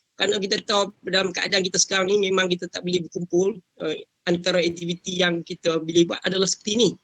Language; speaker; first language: Malay; native; Malay